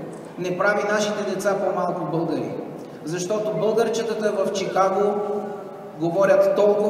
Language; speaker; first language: Bulgarian; native; Bulgarian